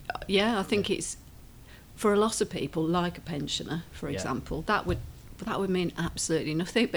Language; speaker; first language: English; native; English